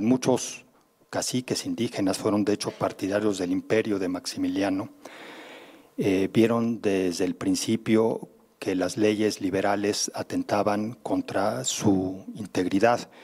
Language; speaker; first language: Spanish; native; Spanish